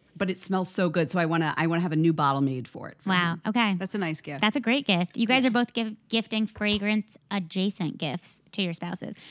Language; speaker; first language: English; native; English